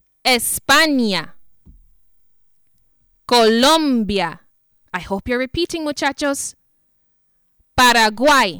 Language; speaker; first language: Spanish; non-native, fluent; English